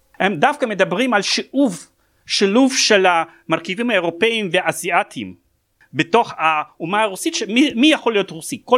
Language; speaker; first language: Hebrew; non-native, fluent; Russian